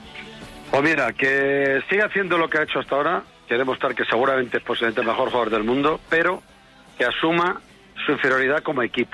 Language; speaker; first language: Spanish; native; Spanish